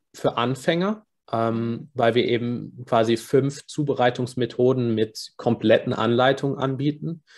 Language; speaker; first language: German; native; German